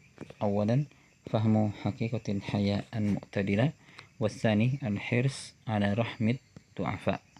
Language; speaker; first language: Arabic; non-native, fluent; Indonesian